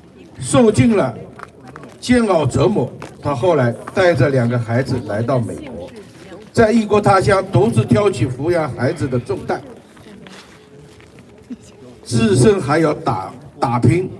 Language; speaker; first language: Chinese; native; Chinese